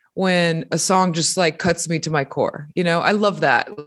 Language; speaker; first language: English; early bilingual, other home language; Spanish